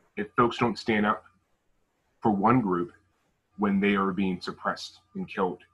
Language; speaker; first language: English; native; English